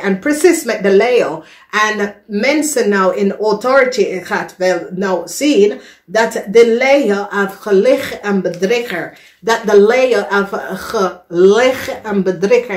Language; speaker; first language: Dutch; non-native, learner; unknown